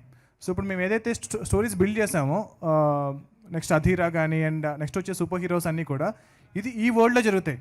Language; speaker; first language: Telugu; native; Telugu